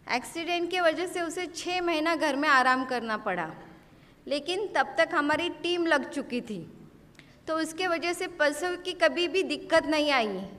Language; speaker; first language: Hindi; non-native, local second language; Marathi